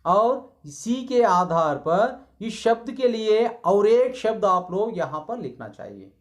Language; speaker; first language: Hindi; non-native, local second language; Kannada